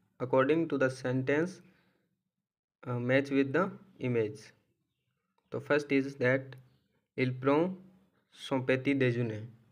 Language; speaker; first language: English; non-native, local second language; Hindi